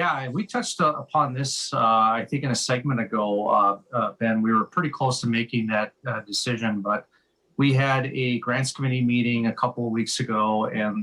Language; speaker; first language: English; native; English